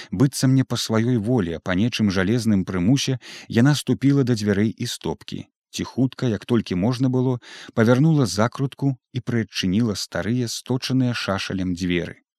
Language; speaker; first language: Belarusian; native; Belarusian